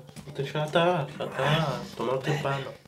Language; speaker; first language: Spanish; native; Spanish